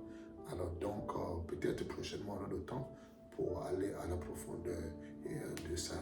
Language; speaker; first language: French; non-native, fluent; Akan